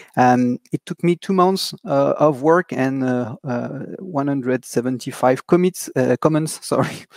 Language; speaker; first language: English; non-native, fluent; French